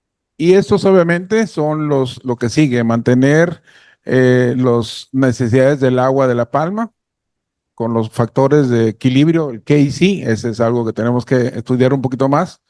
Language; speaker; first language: Spanish; native; Spanish